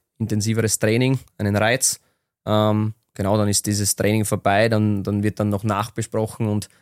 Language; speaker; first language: German; native; German